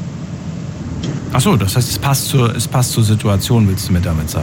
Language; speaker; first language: German; native; German